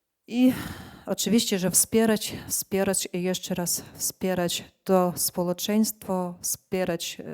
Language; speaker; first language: Polish; non-native, fluent; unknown